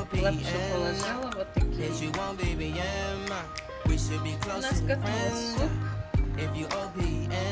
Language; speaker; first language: Russian; non-native, learner; Tajik